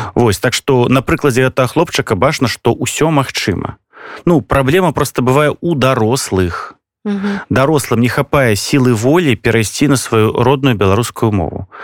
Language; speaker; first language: Belarusian; native; Belarusian